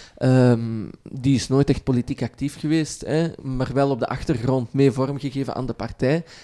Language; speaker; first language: Dutch; early bilingual, other home language; Arabic